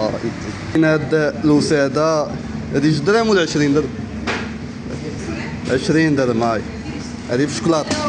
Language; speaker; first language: Arabic; native; Arabic